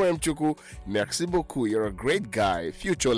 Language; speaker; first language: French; non-native, fluent; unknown